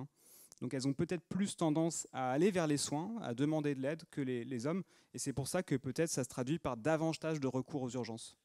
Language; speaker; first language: French; native; French